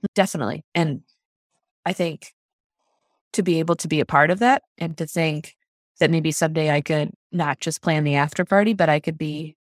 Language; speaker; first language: English; native; English